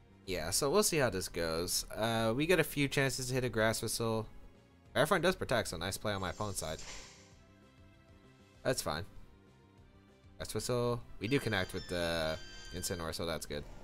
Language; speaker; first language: English; native; English